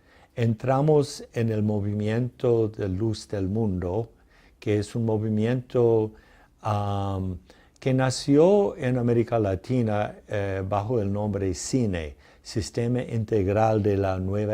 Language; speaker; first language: Spanish; non-native, fluent; English